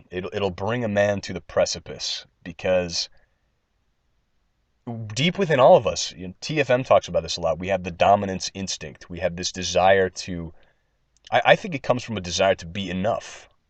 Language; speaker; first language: English; native; English